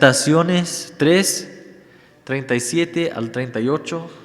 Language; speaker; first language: Spanish; non-native, fluent; English